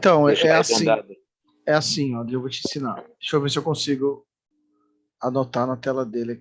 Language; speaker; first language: Portuguese; native; Portuguese